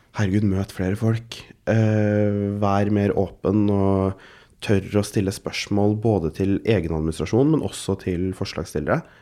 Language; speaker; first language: Norwegian; early bilingual, other home language; Urdu